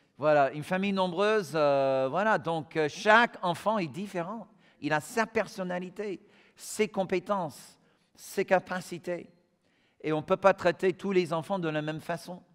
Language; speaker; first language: French; non-native, fluent; English